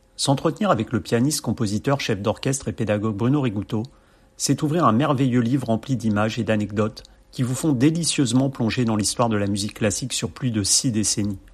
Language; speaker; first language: French; native; French